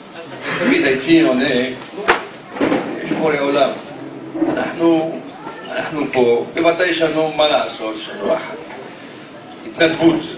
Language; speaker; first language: Hebrew; non-native, fluent; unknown